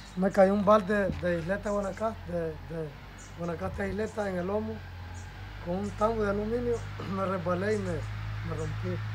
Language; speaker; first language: Spanish; native; Spanish